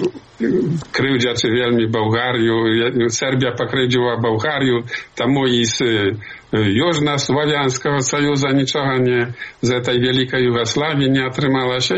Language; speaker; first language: Polish; non-native, learner; Belarusian